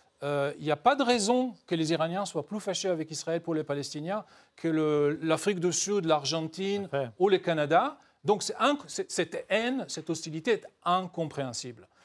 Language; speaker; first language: French; non-native, fluent; Hebrew